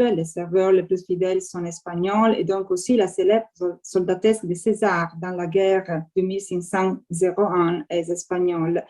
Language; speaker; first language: French; non-native, fluent; Italian